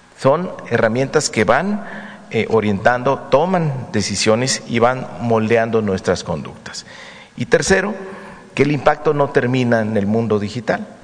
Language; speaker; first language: Spanish; native; Spanish